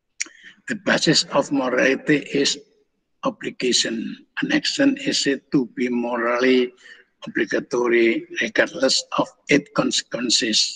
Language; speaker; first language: English; non-native, fluent; Indonesian